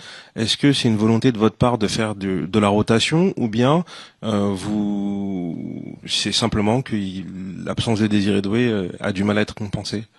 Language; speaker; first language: French; native; French